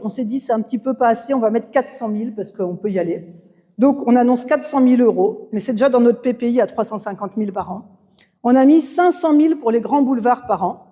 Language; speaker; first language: French; native; French